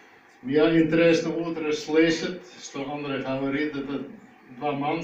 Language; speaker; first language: Russian; non-native, learner; Dutch